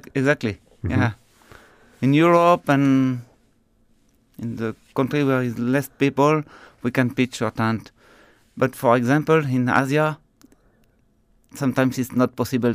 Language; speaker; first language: English; non-native, learner; French